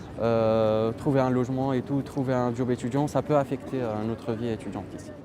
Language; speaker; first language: French; non-native, local second language; Arabic